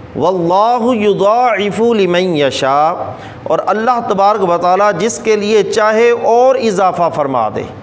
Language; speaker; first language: Urdu; non-native, local second language; Punjabi